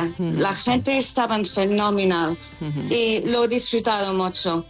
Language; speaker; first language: Spanish; non-native, fluent; English